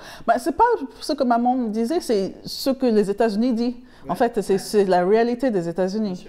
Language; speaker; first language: French; non-native, fluent; English